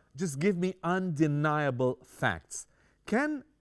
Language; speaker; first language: English; non-native, fluent; Romanian